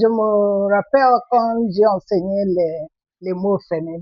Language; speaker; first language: French; non-native, fluent; Igbo